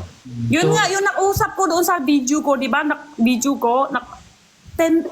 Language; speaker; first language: Filipino; non-native, learner; Chinese